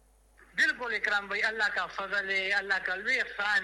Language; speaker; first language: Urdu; non-native, local second language; Pashto